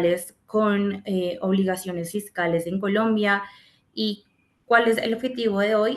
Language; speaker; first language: Spanish; native; Spanish